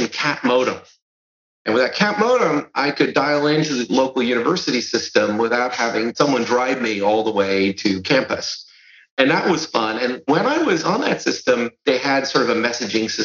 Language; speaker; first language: English; early bilingual, other home language; Serbian